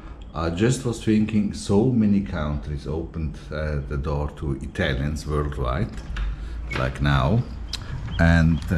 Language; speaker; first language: English; non-native, fluent; Italian